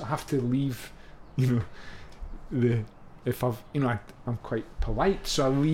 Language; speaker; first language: English; native; English